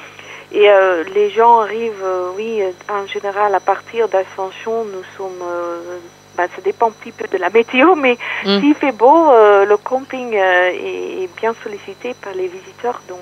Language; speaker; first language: French; non-native, fluent; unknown